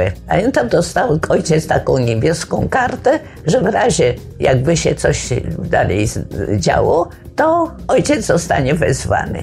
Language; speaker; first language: Polish; native; Polish